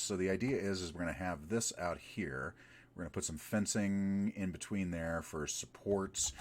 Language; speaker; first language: English; native; English